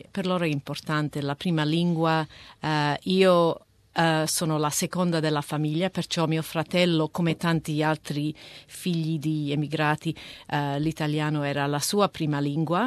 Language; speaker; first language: Italian; early bilingual, heritage; Italian